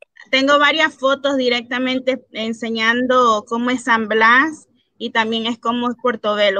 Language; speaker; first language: Spanish; early bilingual, heritage; Spanish